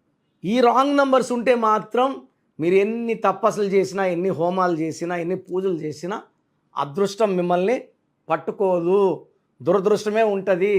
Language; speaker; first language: Telugu; native; Telugu